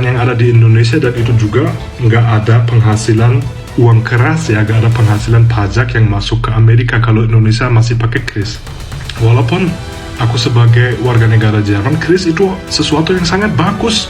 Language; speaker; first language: Indonesian; non-native, fluent; German